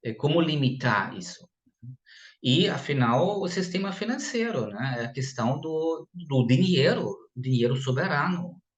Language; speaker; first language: Portuguese; non-native, fluent; German